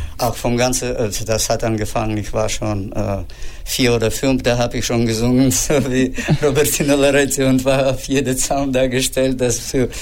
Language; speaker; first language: German; non-native, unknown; Russian